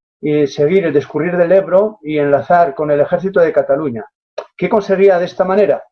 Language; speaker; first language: Spanish; native; Spanish